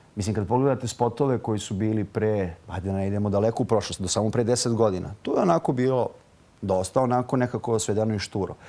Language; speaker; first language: Serbian; native; Serbian